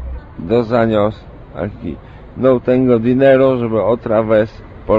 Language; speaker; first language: Spanish; non-native, learner; Polish